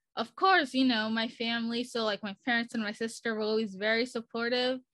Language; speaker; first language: English; early bilingual, other home language; Spanish